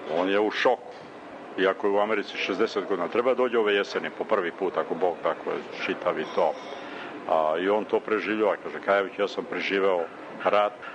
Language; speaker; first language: Serbian; native; Serbian